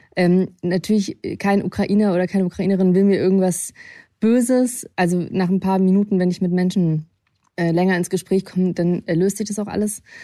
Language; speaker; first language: German; early bilingual, other home language; Russian